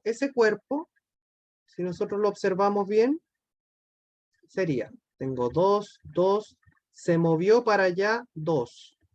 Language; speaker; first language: Spanish; native; Spanish